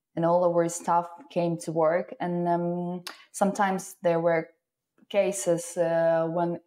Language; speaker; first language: English; non-native, fluent; Ukrainian